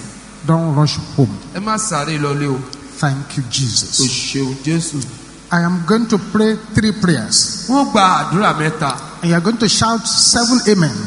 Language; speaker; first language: English; non-native, local second language; Yoruba